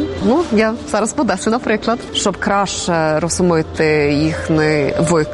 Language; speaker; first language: Ukrainian; non-native, fluent; Swedish